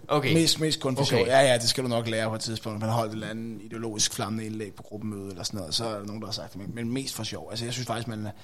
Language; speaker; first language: Danish; native; Danish